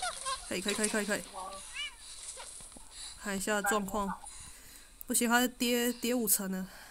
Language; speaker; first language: Chinese; native; Chinese